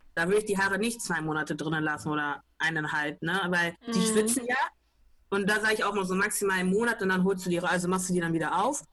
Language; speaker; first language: German; native; German